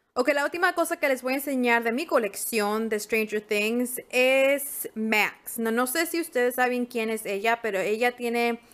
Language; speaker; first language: Spanish; early bilingual, heritage; Spanish